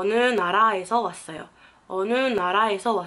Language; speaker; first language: Korean; non-native, fluent; French